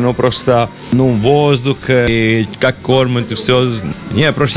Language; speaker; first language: Russian; non-native, learner; Italian